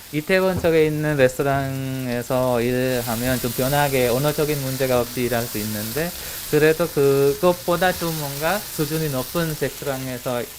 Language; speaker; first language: Korean; non-native, learner; Hungarian